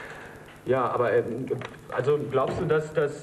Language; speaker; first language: German; native; German